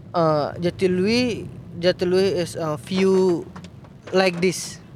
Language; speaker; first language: English; non-native, learner; Indonesian